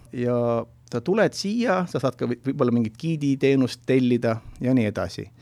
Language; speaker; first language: Estonian; native; Estonian